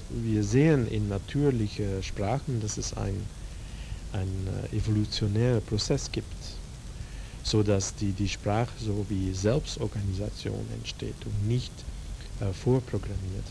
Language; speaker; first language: German; non-native, fluent; Dutch